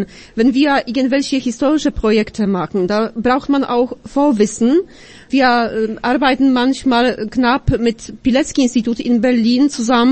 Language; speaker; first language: German; non-native, fluent; Polish